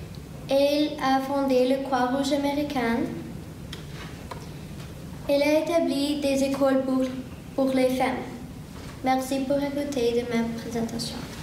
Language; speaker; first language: French; non-native, learner; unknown